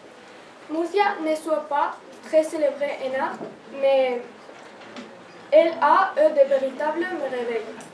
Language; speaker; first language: French; non-native, learner; Spanish